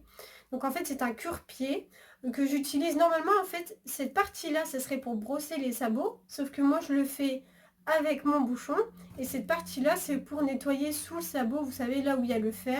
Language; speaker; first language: French; native; French